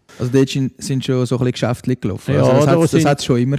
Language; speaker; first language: German; native; German